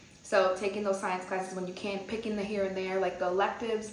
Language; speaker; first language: English; native; English